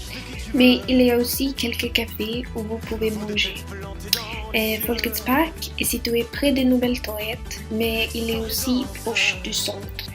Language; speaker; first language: French; non-native, learner; Swedish